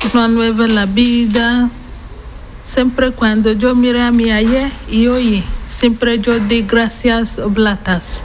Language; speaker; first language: Spanish; non-native, learner; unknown